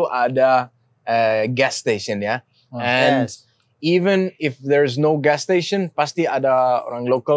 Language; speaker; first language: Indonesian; non-native, learner; Danish